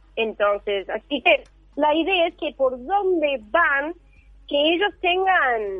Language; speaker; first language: Spanish; non-native, fluent; English